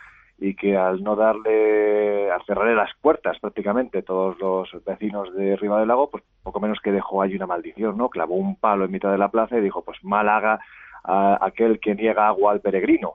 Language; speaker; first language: Spanish; native; Spanish